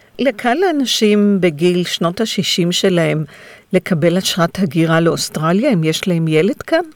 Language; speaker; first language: Hebrew; native; Hebrew